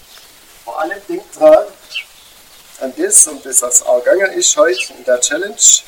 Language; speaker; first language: German; native; German